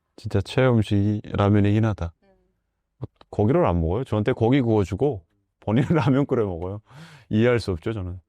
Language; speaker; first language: Korean; native; Korean